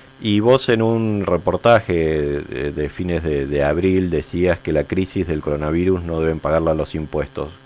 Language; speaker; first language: Spanish; native; Spanish